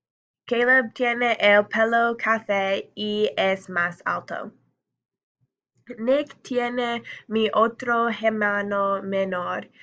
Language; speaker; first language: Spanish; non-native, learner; English